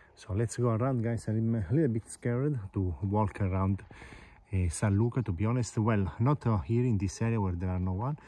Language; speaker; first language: English; non-native, fluent; Italian